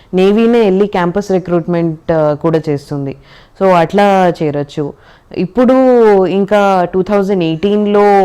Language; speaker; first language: Telugu; native; Telugu